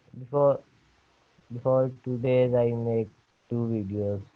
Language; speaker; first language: English; non-native, learner; Urdu